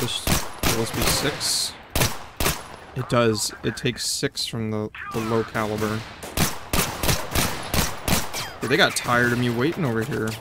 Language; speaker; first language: English; native; English